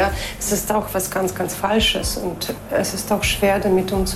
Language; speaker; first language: German; non-native, fluent; Russian